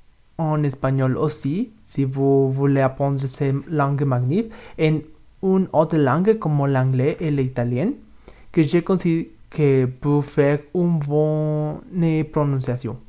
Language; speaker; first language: French; non-native, learner; Spanish